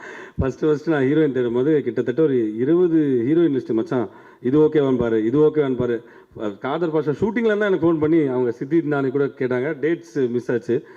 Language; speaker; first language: Tamil; native; Tamil